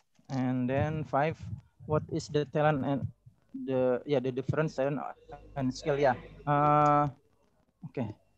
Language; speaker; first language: English; non-native, learner; Indonesian